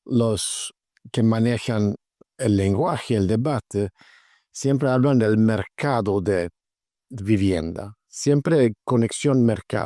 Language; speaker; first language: Spanish; non-native, fluent; Swedish